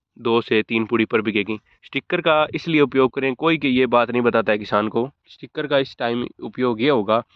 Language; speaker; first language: Hindi; native; Hindi